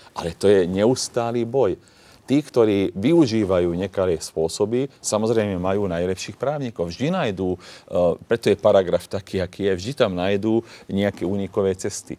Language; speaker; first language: Slovak; non-native, local second language; Hungarian